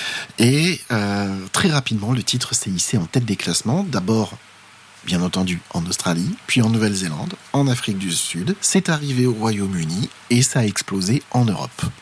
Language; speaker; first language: French; native; French